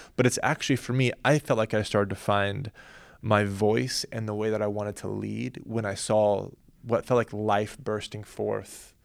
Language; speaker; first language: English; native; English